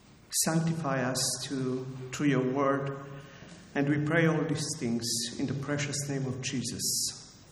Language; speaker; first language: English; non-native, fluent; Romanian